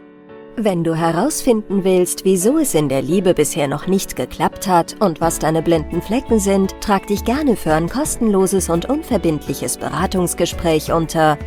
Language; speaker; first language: German; native; German